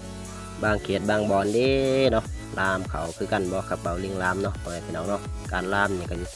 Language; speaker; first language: Thai; non-native, local second language; Lao